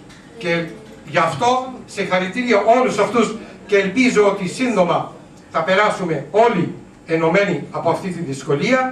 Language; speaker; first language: Greek; non-native, learner; Urdu